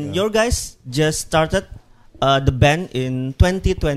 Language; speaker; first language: English; non-native, learner; Indonesian